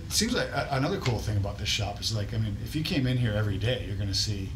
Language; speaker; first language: English; native; English